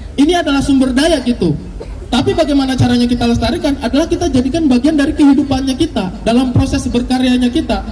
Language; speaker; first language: Indonesian; native; Indonesian